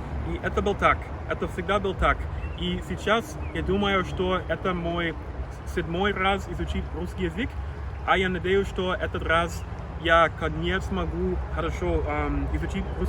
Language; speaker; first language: Russian; non-native, learner; English